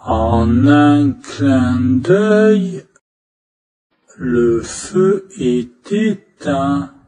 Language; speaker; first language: French; non-native, fluent; Chinese